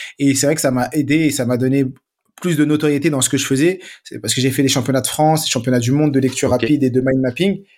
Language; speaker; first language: French; native; French